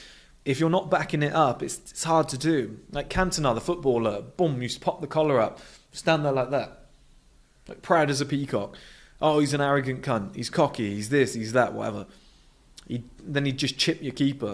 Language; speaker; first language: English; native; English